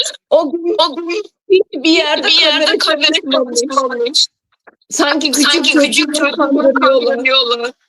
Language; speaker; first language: Turkish; non-native, learner; Turkmen